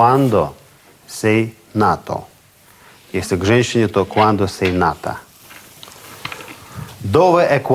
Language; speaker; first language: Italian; non-native, fluent; Russian